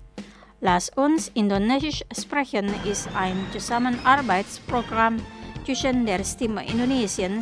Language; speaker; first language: German; non-native, fluent; Indonesian